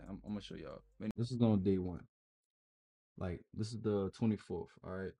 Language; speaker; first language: English; native; English